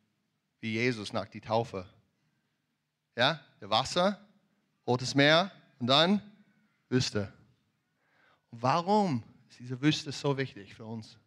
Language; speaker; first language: German; non-native, fluent; English